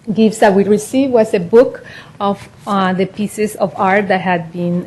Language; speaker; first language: English; non-native, fluent; Spanish